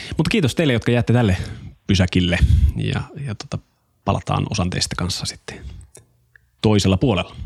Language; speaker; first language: Finnish; native; Finnish